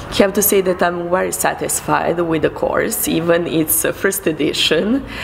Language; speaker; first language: English; non-native, fluent; Serbian